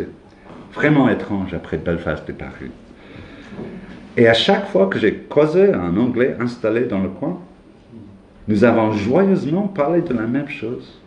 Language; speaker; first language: French; non-native, fluent; English